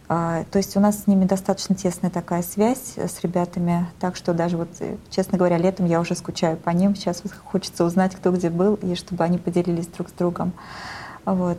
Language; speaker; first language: Russian; native; Russian